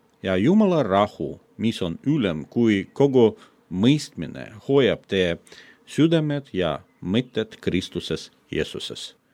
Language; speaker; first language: Estonian; non-native, fluent; Russian